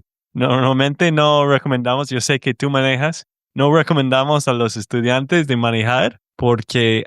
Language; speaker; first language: Spanish; non-native, fluent; English